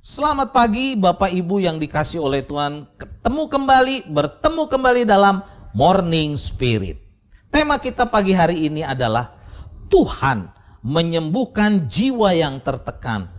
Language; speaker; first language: Indonesian; native; Indonesian